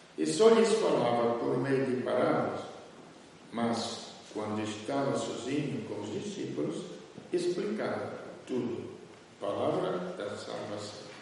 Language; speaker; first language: Portuguese; non-native, fluent; Italian